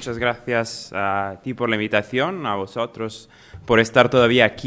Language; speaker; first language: Spanish; non-native, fluent; Italian